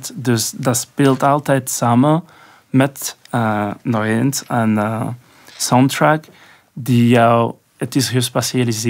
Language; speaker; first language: Dutch; non-native, local second language; French